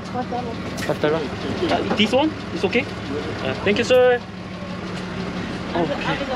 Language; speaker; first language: English; non-native, learner; Korean